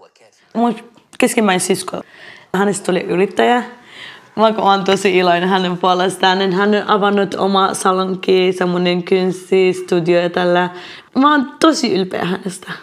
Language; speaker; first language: Finnish; non-native, fluent; Arabic